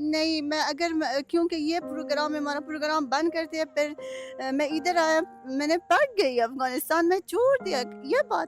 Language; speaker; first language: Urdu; non-native, learner; Persian